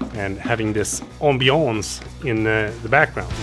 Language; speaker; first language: English; non-native, fluent; Swedish